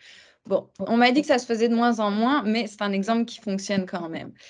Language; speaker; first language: French; native; French